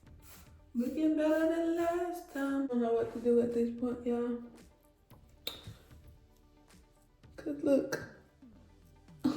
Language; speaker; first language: English; native; English